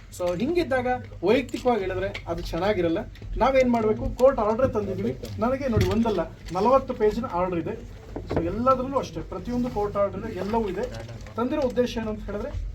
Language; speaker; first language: Kannada; native; Kannada